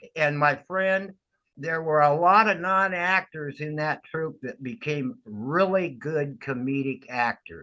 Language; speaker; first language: English; native; English